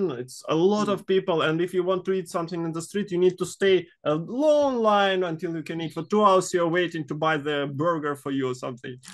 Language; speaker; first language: English; non-native, fluent; Russian